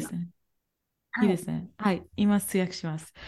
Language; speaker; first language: Japanese; non-native, fluent; English